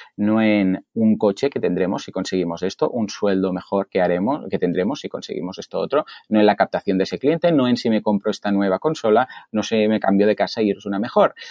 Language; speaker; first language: Spanish; native; Spanish